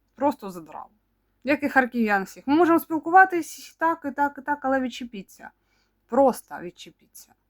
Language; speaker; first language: Ukrainian; non-native, local second language; Russian